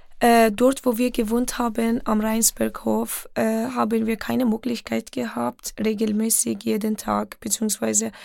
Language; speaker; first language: German; non-native, fluent; Persian